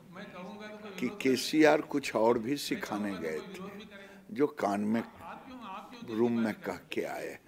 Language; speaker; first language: Hindi; native; Hindi